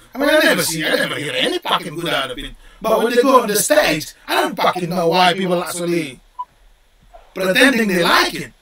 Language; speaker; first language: English; non-native, fluent; Indonesian